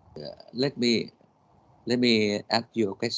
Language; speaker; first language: English; non-native, learner; Vietnamese